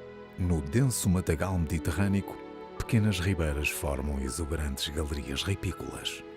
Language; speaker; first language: Portuguese; native; Portuguese